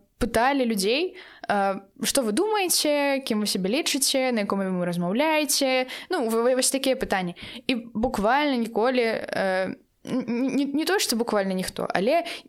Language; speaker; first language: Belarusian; non-native, local second language; Russian